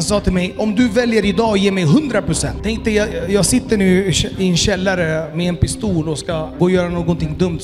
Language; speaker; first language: Swedish; early bilingual, other home language; Amharic